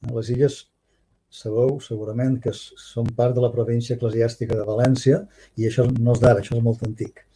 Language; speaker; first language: Catalan; native; Catalan